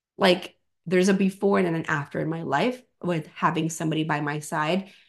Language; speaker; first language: English; non-native, fluent; Spanish